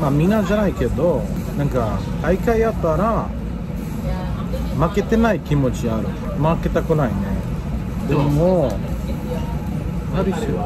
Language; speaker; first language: Japanese; non-native, learner; English